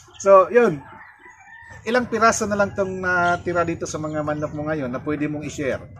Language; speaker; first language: Filipino; non-native, local second language; Cebuano